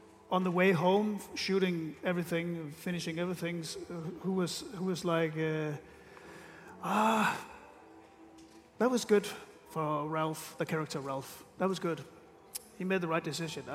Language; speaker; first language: English; non-native, fluent; Danish